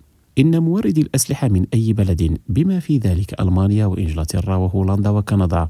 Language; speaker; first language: Arabic; non-native, fluent; Indonesian